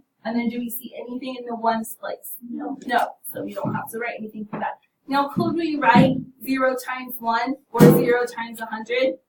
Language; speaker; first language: English; native; English